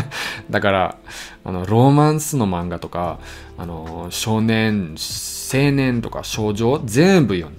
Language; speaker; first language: Japanese; non-native, learner; German